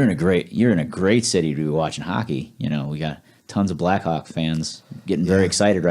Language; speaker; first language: English; native; English